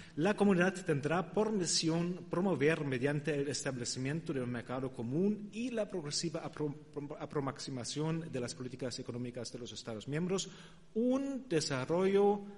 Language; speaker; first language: Spanish; non-native, fluent; German